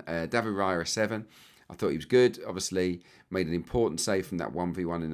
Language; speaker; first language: English; native; English